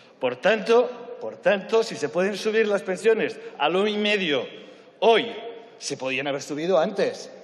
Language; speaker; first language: Spanish; non-native, local second language; Catalan